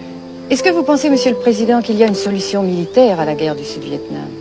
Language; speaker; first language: French; native; French